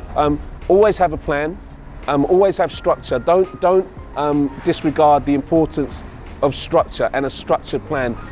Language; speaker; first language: English; native; English